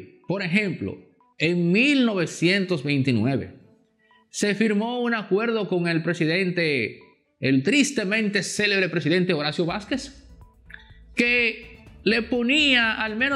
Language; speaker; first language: Spanish; native; Spanish